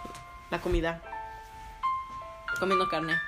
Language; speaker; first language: Spanish; early bilingual, heritage; Spanish